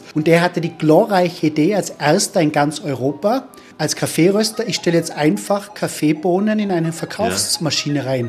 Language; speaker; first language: German; native; German